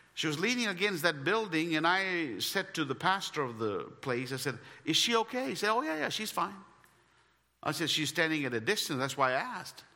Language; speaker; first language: English; non-native, local second language; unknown